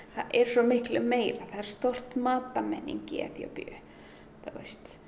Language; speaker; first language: Icelandic; early bilingual, other home language; Amharic